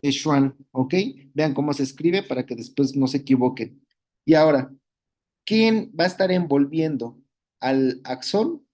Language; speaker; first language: Spanish; native; Spanish